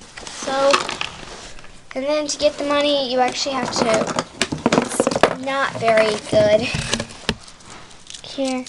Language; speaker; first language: English; native; English